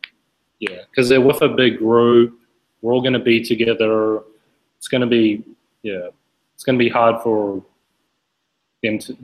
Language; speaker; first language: English; native; English